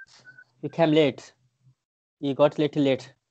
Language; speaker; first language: English; non-native, fluent; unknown